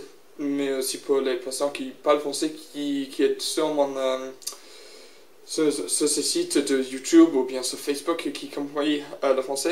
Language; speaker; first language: French; non-native, learner; English